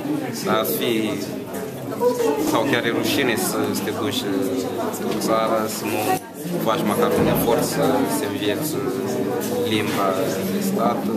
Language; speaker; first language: Romanian; non-native, learner; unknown